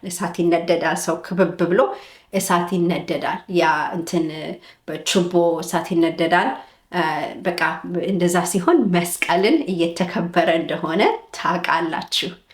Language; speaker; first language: Amharic; early bilingual, heritage; Amharic